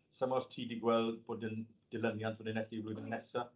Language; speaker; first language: Welsh; native; Welsh